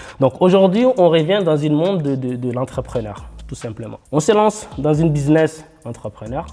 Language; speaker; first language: French; non-native, local second language; Malagasy